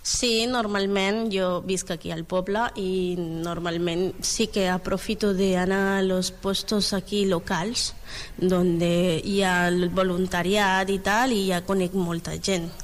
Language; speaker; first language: Catalan; non-native, learner; Spanish